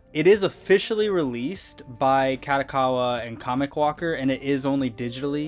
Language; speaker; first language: English; native; English